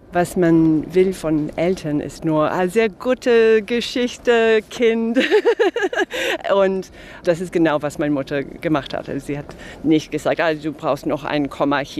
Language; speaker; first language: German; non-native, fluent; English